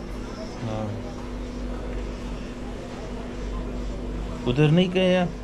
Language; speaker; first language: Hindi; non-native, learner; Pashto